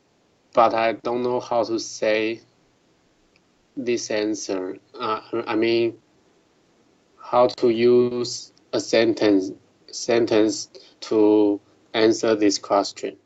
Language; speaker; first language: English; non-native, learner; Chinese